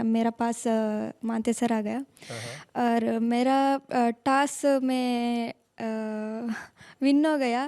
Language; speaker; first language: Hindi; non-native, local second language; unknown